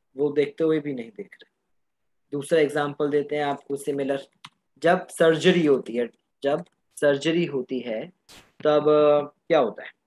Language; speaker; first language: Hindi; native; Hindi